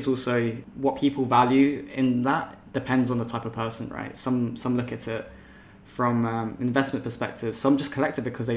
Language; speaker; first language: English; native; English